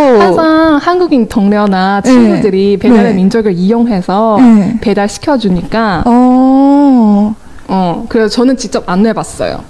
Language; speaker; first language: Korean; non-native, fluent; Chinese